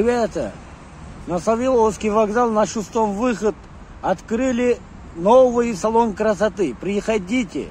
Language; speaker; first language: Russian; non-native, learner; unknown